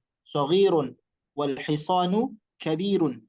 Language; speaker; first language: Arabic; non-native, learner; Indonesian